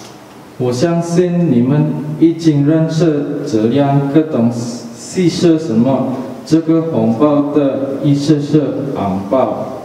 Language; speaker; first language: Chinese; non-native, learner; Indonesian